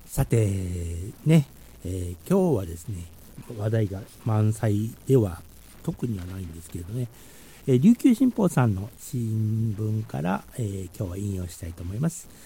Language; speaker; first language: Japanese; native; Japanese